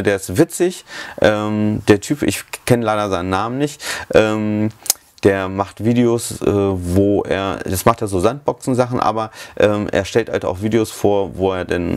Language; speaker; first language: German; native; German